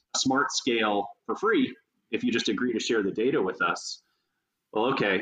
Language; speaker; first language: English; native; English